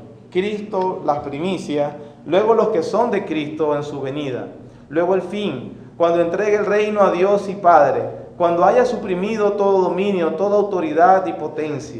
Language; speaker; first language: Spanish; native; Spanish